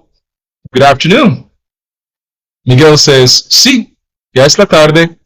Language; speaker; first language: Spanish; non-native, learner; English